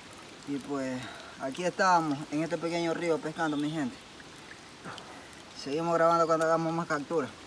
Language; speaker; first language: Spanish; native; Spanish